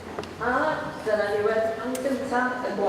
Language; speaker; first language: Welsh; native; Welsh